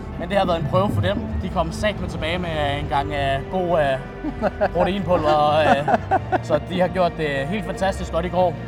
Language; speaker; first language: Danish; native; Danish